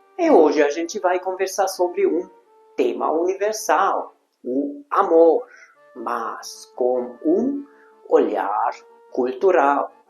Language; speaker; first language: Portuguese; non-native, fluent; Hungarian